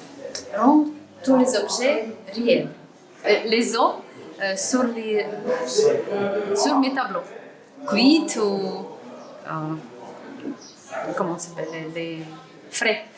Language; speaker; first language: French; non-native, learner; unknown